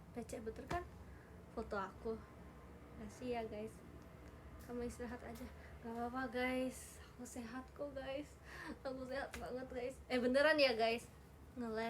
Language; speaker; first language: Indonesian; native; Indonesian